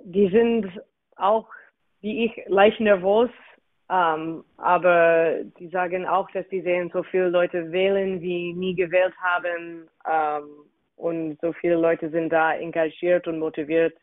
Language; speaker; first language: German; non-native, fluent; English